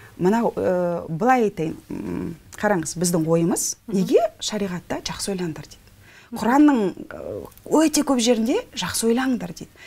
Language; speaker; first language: Kazakh; non-native, local second language; Russian